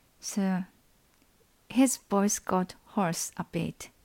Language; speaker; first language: English; non-native, learner; Japanese